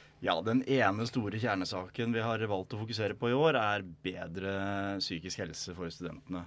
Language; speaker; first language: Norwegian; native; Norwegian